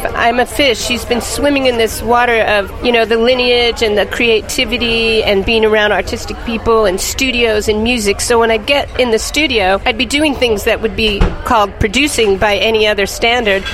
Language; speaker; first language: English; native; English